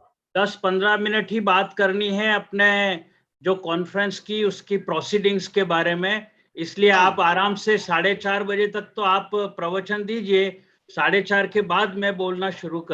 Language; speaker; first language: Hindi; native; Hindi